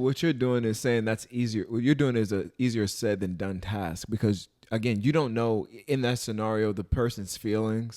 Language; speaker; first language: English; native; English